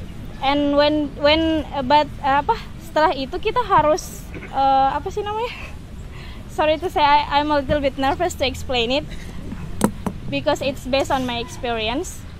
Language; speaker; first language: English; non-native, learner; Indonesian